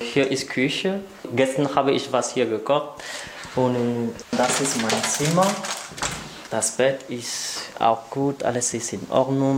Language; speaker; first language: German; non-native, local second language; French